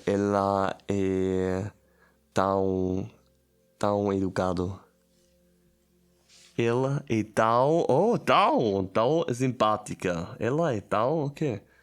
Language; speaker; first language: Portuguese; non-native, learner; German